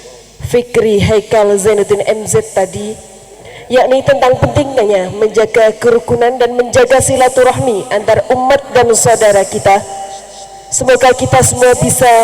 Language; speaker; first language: Indonesian; native; Indonesian